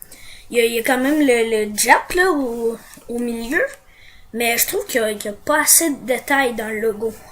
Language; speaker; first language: French; native; French